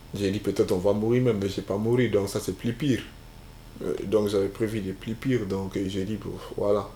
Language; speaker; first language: French; non-native, local second language; Bambara